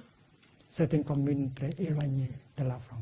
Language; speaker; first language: French; non-native, fluent; Vietnamese